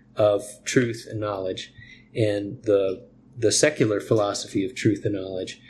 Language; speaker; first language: English; native; English